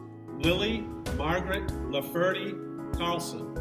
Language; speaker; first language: English; native; English